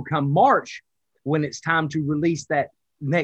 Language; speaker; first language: English; native; English